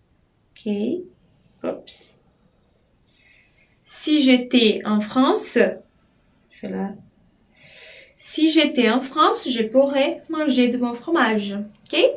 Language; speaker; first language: French; non-native, fluent; Portuguese